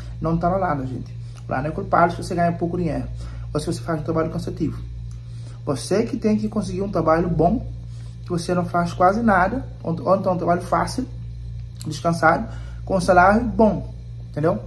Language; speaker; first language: Portuguese; non-native, local second language; Kabuverdianu